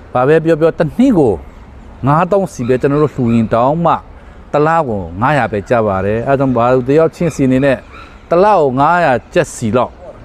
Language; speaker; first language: Burmese; non-native, local second language; Hakha Chin